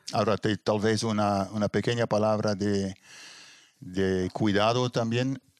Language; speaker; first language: Spanish; non-native, fluent; Dutch